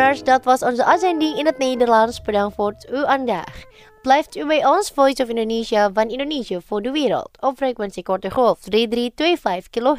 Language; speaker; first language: Dutch; non-native, fluent; Indonesian